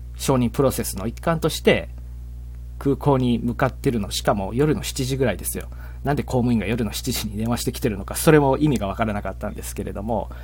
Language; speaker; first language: Japanese; native; Japanese